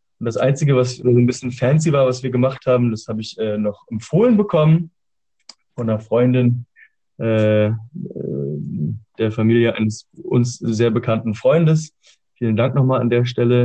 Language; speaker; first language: German; native; German